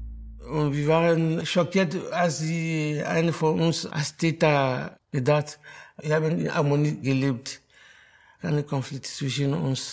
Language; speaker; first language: German; non-native, learner; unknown